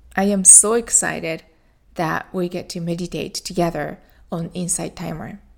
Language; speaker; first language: English; non-native, fluent; Japanese